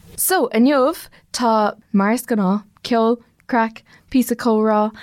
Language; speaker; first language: Irish; non-native, local second language; English